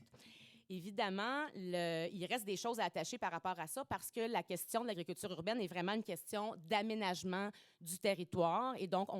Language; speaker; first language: French; native; French